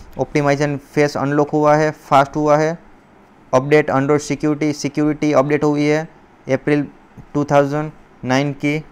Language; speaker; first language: Hindi; non-native, local second language; Gujarati